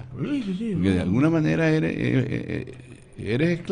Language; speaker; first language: Spanish; native; Spanish